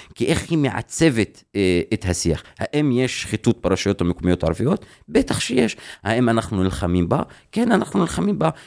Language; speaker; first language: Hebrew; non-native, local second language; Arabic